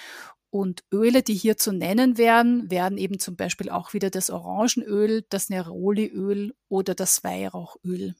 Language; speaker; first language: German; native; German